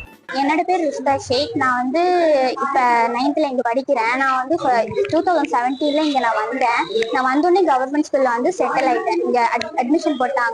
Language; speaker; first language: Tamil; non-native, local second language; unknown